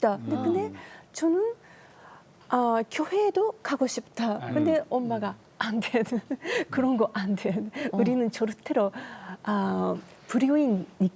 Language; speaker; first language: Korean; non-native, learner; Japanese